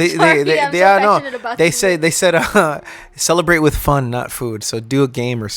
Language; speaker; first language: English; native; English